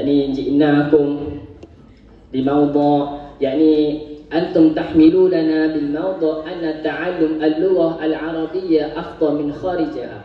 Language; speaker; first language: Arabic; non-native, learner; Malay